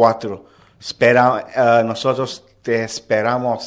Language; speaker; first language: Spanish; non-native, learner; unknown